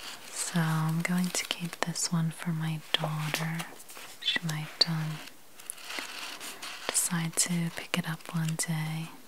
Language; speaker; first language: English; native; English